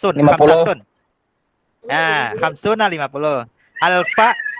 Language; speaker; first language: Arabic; non-native, fluent; Indonesian